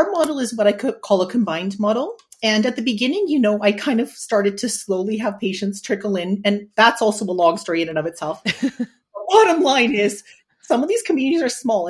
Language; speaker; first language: English; native; English